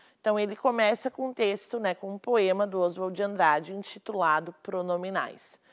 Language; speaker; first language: Portuguese; native; Portuguese